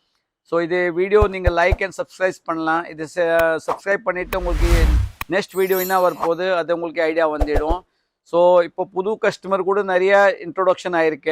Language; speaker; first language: Tamil; non-native, fluent; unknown